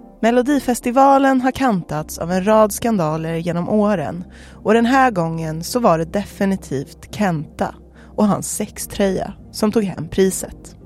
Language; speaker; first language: Swedish; native; Swedish